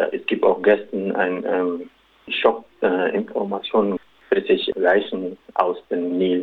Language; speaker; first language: German; non-native, local second language; Arabic